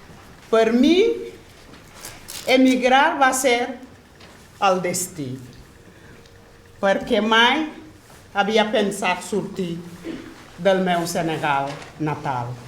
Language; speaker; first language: Catalan; non-native, fluent; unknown